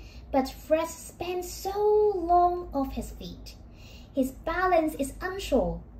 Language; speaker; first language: English; non-native, local second language; Cantonese